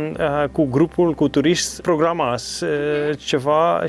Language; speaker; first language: Romanian; non-native, learner; Dutch